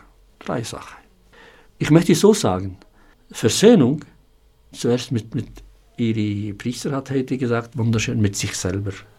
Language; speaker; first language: German; non-native, fluent; Arabic